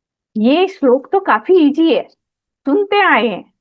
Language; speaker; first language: Hindi; native; Hindi